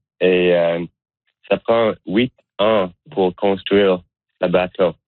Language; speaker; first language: French; non-native, learner; English